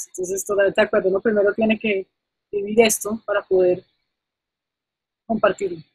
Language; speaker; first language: Spanish; native; Spanish